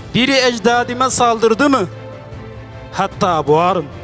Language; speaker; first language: Turkish; non-native, fluent; Arabic